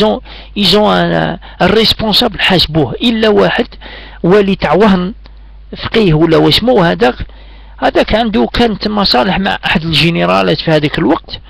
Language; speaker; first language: Arabic; native; Arabic